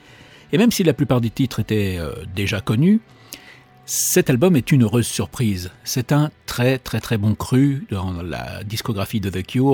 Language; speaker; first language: French; native; French